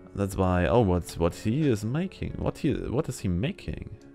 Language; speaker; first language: English; non-native, learner; German